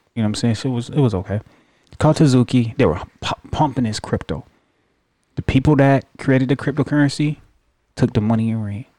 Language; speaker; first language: English; native; English